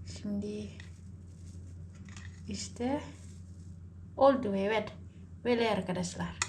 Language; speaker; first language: Turkish; non-native, learner; Indonesian